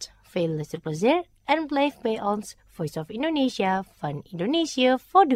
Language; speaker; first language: Dutch; non-native, learner; Indonesian